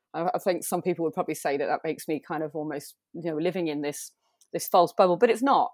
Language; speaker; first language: English; native; English